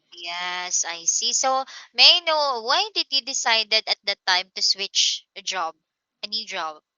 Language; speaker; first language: English; non-native, local second language; Filipino